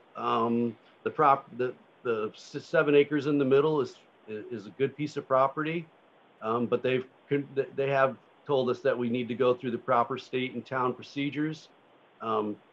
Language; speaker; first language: English; native; English